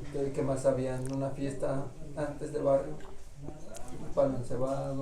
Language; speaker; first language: Spanish; native; Spanish